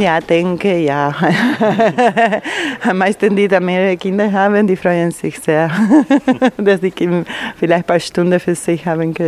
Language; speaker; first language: German; non-native, learner; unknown